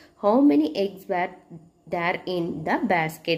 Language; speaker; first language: English; non-native, local second language; Tamil